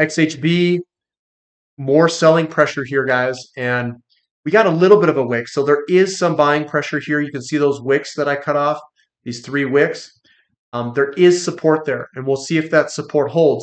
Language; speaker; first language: English; native; English